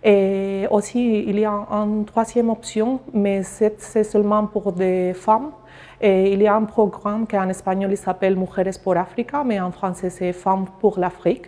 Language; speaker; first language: French; non-native, learner; Spanish